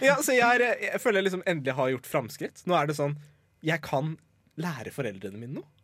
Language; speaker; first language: Norwegian; early bilingual, other home language; Persian